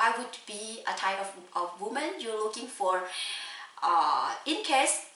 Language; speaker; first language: English; non-native, learner; Thai